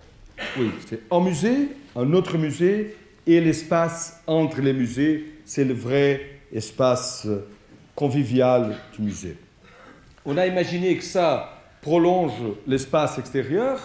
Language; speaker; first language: French; non-native, fluent; Portuguese